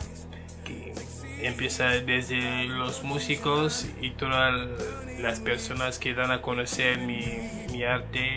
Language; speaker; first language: Spanish; non-native, fluent; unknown